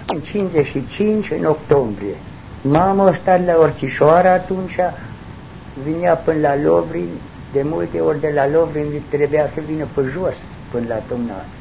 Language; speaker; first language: Romanian; non-native, local second language; German